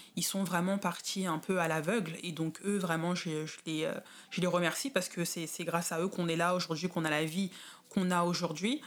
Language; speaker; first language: French; native; French